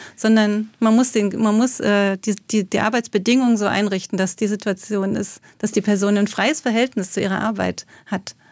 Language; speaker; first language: German; native; German